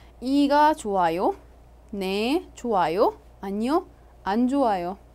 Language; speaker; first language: Korean; non-native, fluent; Arabic